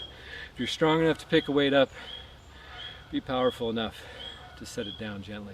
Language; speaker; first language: English; native; English